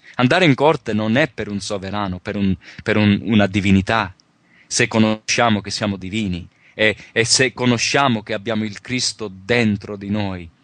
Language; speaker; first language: Italian; early bilingual, heritage; Italian